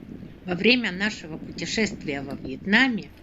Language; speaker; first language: Russian; native; Russian